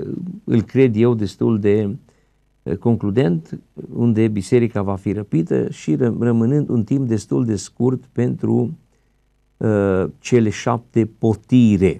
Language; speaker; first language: Romanian; native; Romanian